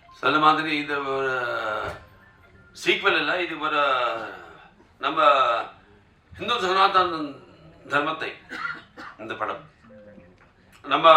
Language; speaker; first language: Tamil; non-native, local second language; Telugu